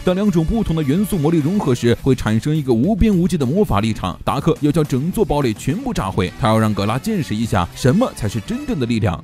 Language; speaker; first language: Chinese; native; Chinese